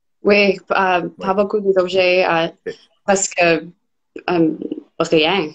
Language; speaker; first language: French; non-native, fluent; English